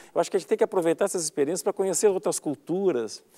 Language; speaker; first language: Portuguese; native; Portuguese